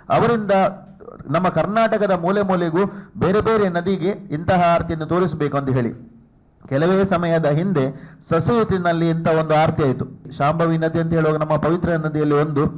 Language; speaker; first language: Kannada; native; Kannada